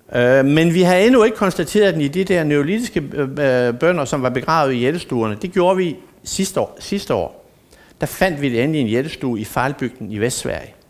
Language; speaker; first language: Danish; native; Danish